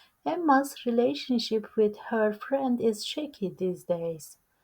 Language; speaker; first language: English; non-native, fluent; Turkish